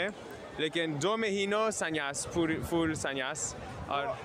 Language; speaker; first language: Hindi; non-native, learner; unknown